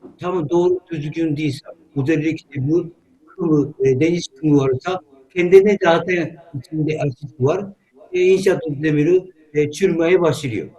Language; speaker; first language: Turkish; non-native, learner; Japanese